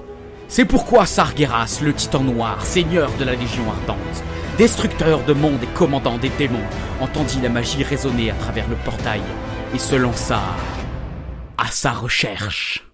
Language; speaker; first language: French; native; French